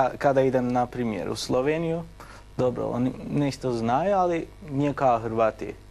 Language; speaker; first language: Bosnian; non-native, learner; Turkish